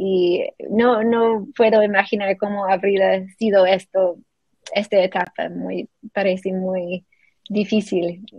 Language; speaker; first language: Spanish; non-native, fluent; English